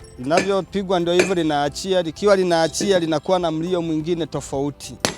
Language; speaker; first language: Swahili; native; Swahili